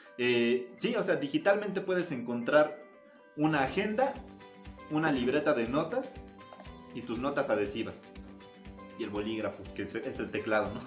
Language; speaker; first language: Spanish; native; Spanish